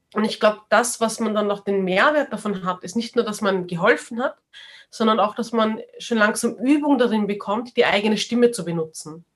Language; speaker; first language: German; native; German